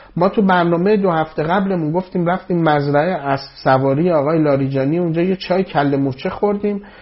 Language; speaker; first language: Persian; native; Persian